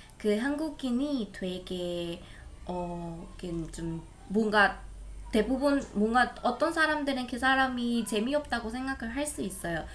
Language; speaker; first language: Korean; non-native, fluent; Burmese